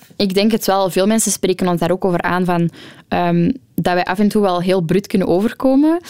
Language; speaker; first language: Dutch; native; Dutch